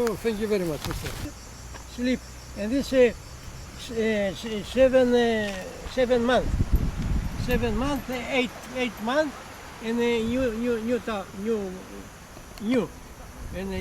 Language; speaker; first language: English; non-native, learner; Greek